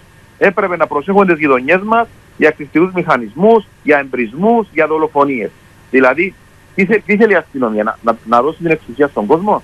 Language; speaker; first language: Greek; native; Greek